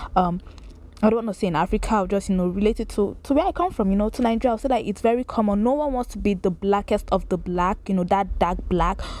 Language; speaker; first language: English; non-native, local second language; Yoruba